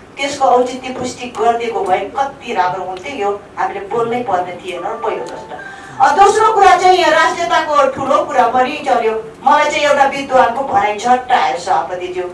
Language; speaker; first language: Nepali; native; Nepali